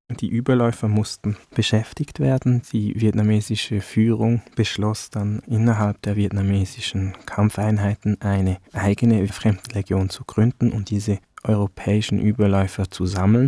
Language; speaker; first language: German; early bilingual, other home language; Vietnamese